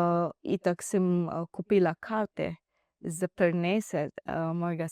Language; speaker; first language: Slovenian; non-native, learner; Divehi